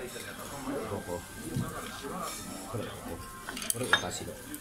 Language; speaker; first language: Japanese; non-native, learner; Filipino